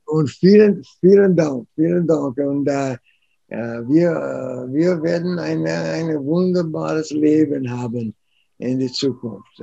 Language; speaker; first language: German; non-native, learner; English